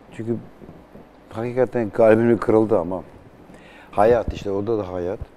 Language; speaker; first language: Turkish; non-native, fluent; Albanian